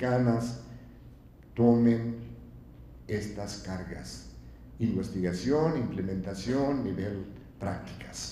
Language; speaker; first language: Spanish; non-native, fluent; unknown